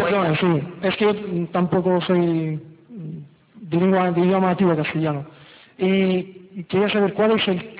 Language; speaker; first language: Spanish; non-native, local second language; Basque